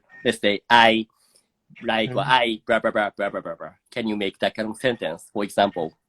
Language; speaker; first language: English; non-native, fluent; Japanese